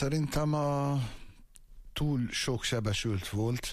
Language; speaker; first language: Hungarian; non-native, fluent; Arabic